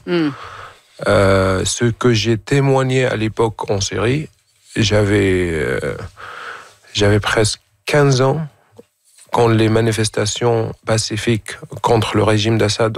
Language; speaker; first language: French; non-native, fluent; Arabic